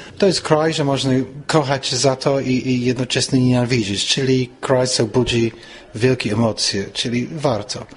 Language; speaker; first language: Polish; non-native, fluent; English